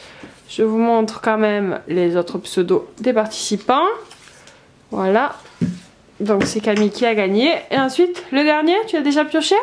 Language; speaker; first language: French; native; French